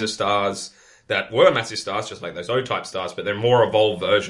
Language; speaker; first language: English; native; English